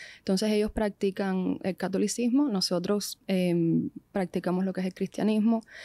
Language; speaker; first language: Spanish; native; Spanish